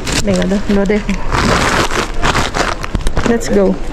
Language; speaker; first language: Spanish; non-native, fluent; Filipino